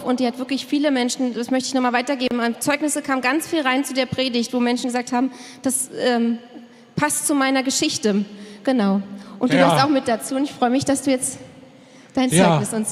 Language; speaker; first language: German; native; German